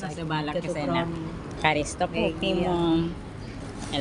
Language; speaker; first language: Greek; non-native, fluent; Filipino